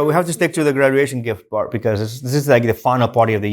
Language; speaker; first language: English; native; English